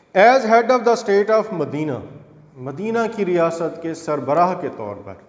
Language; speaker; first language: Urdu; non-native, local second language; Saraiki